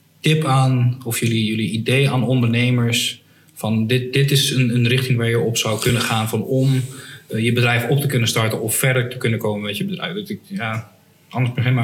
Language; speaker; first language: Dutch; native; Dutch